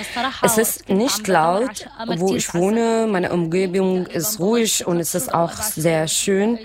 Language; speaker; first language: German; non-native, learner; Arabic